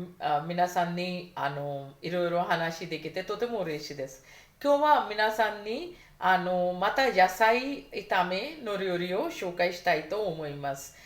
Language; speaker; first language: Japanese; non-native, fluent; Hindi